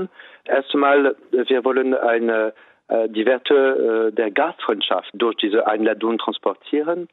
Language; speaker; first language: German; non-native, fluent; French